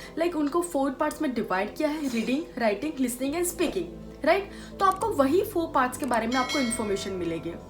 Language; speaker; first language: Hindi; non-native, local second language; Gujarati